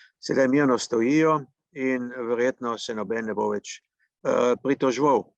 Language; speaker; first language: Slovenian; native; Slovenian